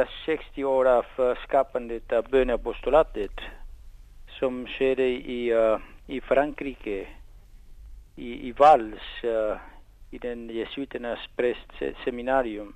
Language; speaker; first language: Swedish; non-native, fluent; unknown